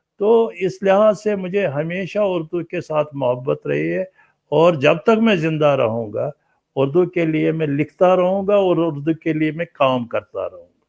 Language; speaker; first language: Urdu; non-native, local second language; Kashmiri